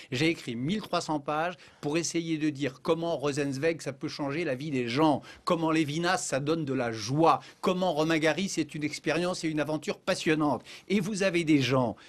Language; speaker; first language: French; native; French